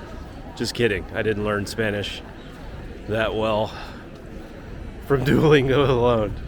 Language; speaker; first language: English; native; English